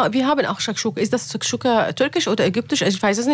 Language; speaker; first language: German; non-native, learner; Arabic